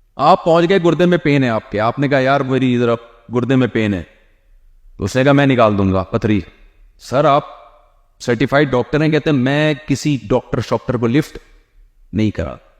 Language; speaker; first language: Urdu; native; Urdu